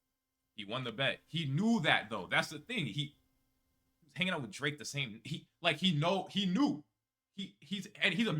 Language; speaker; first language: English; native; English